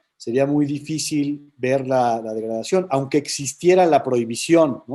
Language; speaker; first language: Spanish; native; Spanish